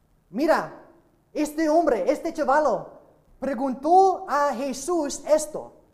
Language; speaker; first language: Spanish; non-native, learner; English